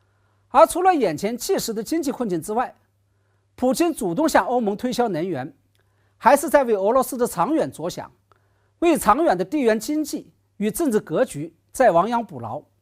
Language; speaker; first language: Chinese; native; Chinese